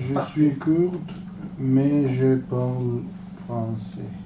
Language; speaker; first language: French; non-native, learner; Kurdish